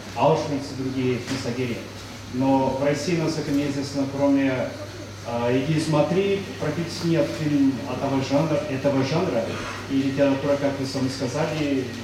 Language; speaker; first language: Russian; non-native, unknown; Portuguese